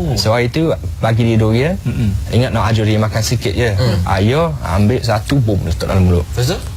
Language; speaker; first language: Malay; non-native, fluent; English